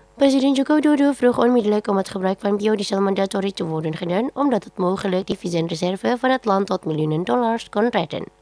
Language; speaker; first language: Dutch; non-native, fluent; Indonesian